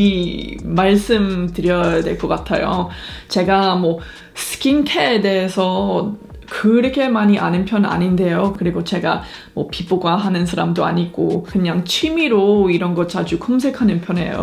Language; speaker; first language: Korean; non-native, fluent; English